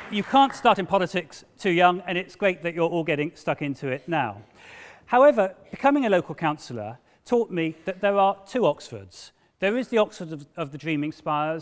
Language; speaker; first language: English; native; English